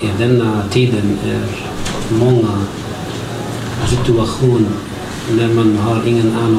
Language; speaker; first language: Swedish; non-native, learner; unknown